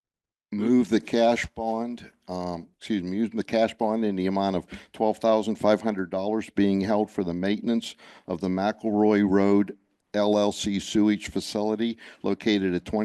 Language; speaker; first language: English; native; English